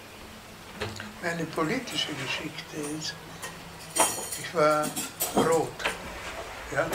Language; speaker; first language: German; native; German